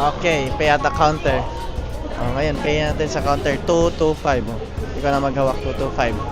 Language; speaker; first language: Filipino; non-native, local second language; Cebuano